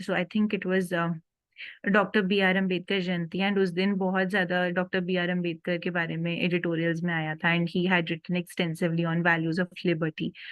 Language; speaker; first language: Hindi; native; Hindi